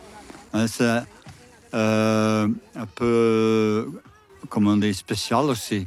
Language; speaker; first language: French; non-native, learner; Dutch